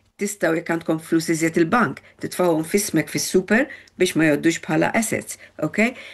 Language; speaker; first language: Maltese; early bilingual, heritage; Maltese